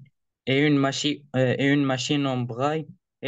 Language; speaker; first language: French; non-native, learner; Arabic